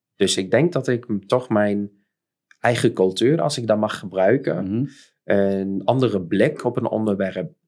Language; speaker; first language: Dutch; non-native, fluent; Arabic